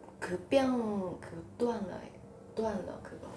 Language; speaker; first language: Korean; non-native, learner; Chinese